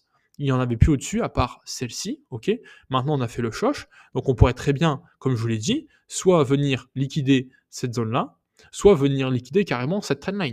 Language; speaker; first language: French; native; French